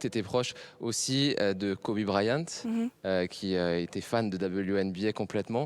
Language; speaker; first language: French; native; French